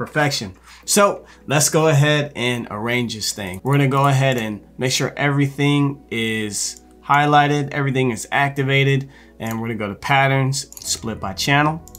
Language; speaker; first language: English; native; English